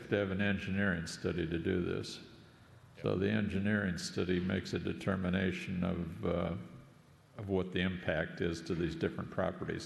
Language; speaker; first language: English; native; English